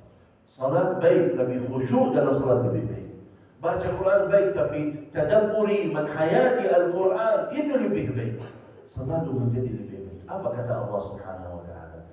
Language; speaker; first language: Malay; non-native, fluent; Arabic